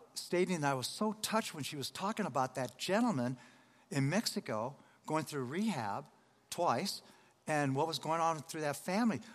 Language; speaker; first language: English; native; English